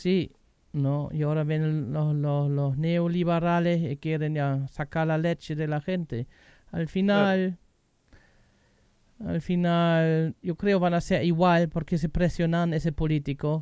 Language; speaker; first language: Spanish; non-native, learner; German